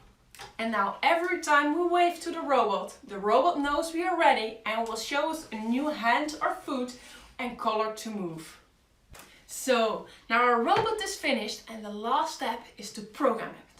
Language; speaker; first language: English; non-native, fluent; Dutch